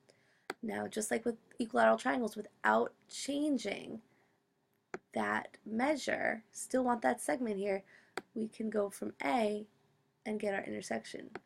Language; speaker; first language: English; native; English